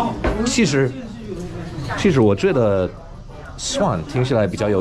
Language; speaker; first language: Chinese; non-native, fluent; English